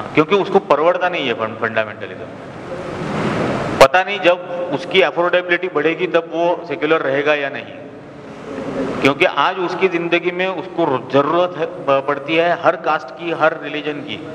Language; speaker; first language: Hindi; non-native, local second language; Marathi